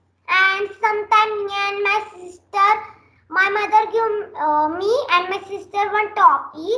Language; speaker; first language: English; non-native, learner; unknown